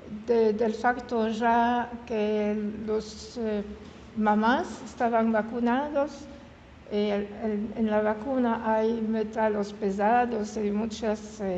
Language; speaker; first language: Spanish; non-native, learner; French